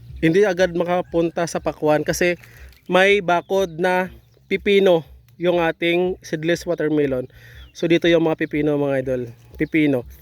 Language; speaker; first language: Filipino; non-native, local second language; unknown